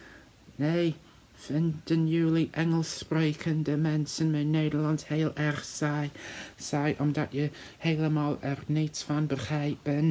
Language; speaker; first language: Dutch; non-native, learner; English